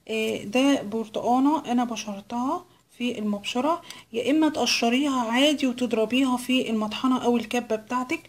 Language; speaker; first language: Arabic; native; Arabic